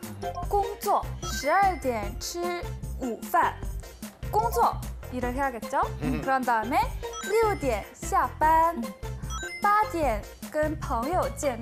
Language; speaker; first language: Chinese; non-native, learner; Korean